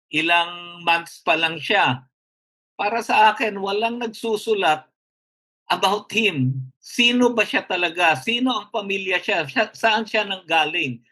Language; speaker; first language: Filipino; non-native, local second language; Hiligaynon